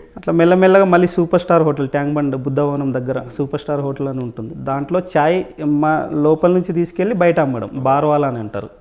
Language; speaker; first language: Telugu; non-native, local second language; Lambadi